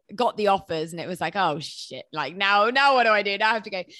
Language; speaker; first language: English; native; English